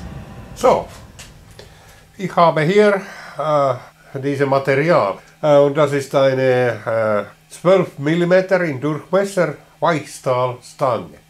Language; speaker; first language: German; non-native, learner; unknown